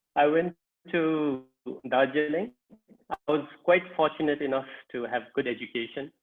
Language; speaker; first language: English; non-native, local second language; Nepali